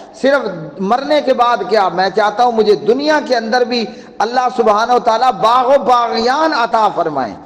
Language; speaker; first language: Urdu; non-native, local second language; Saraiki